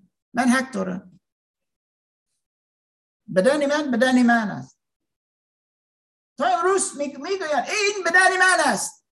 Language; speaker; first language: Persian; non-native, learner; English